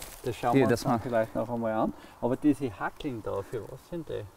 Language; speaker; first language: German; native; German